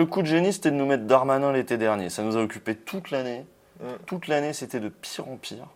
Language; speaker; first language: French; native; French